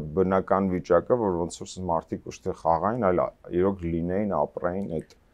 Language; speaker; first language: Armenian; native; Armenian